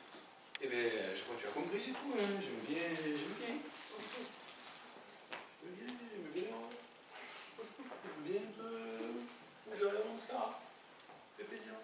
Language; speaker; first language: French; native; French